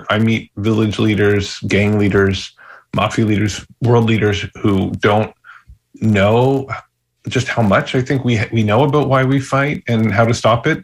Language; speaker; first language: English; native; English